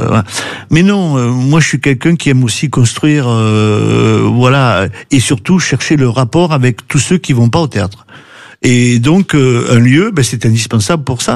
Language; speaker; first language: French; native; French